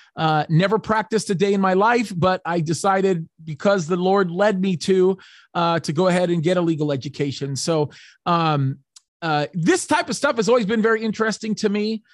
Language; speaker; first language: English; early bilingual, other home language; Arabic